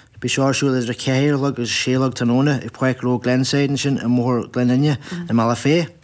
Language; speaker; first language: Irish; native; Irish